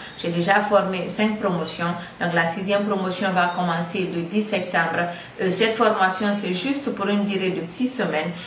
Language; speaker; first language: French; non-native, local second language; Fula